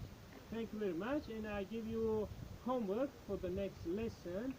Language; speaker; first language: English; non-native, fluent; Tajik